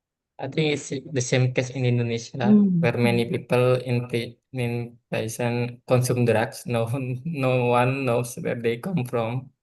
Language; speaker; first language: English; non-native, learner; Indonesian